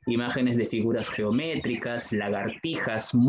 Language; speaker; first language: Spanish; native; Spanish